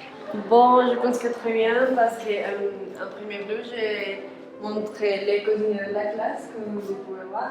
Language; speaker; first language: French; non-native, learner; Spanish